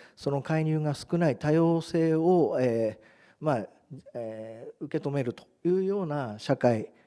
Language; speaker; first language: Japanese; native; Japanese